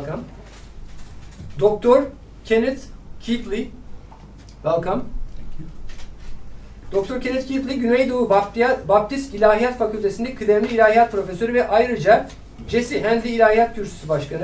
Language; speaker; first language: Turkish; native; Turkish